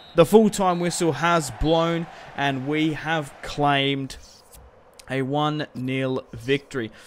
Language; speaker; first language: English; native; English